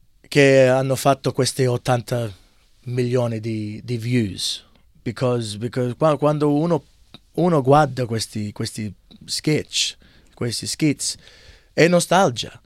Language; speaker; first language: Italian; early bilingual, heritage; English